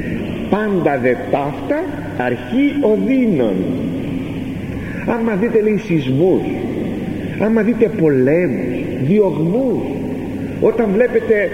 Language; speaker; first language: Greek; native; Greek